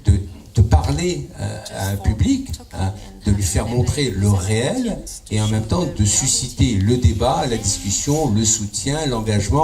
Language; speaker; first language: French; native; French